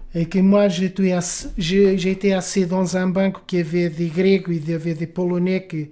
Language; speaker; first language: French; non-native, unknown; Portuguese